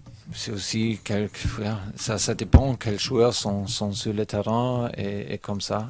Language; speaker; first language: French; non-native, learner; German